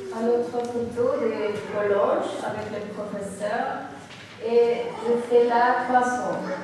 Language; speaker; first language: French; non-native, local second language; Spanish